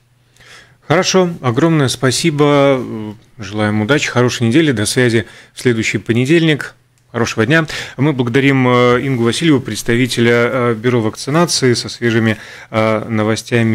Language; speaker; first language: Russian; native; Russian